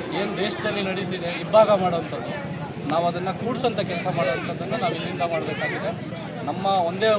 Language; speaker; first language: Kannada; native; Kannada